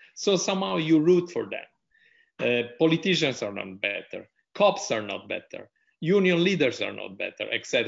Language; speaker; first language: English; non-native, fluent; Italian